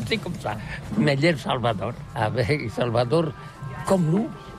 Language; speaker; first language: French; non-native, learner; Catalan